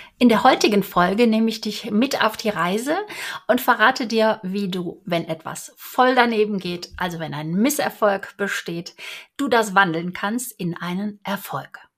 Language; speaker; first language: German; native; German